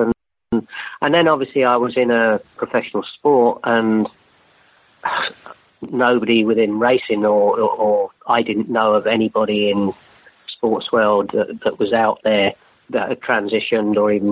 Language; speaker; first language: English; native; English